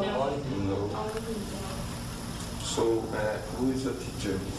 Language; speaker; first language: English; non-native, learner; Portuguese